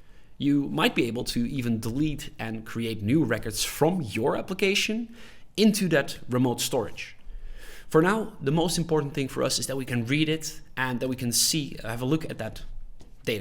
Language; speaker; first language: English; non-native, fluent; Dutch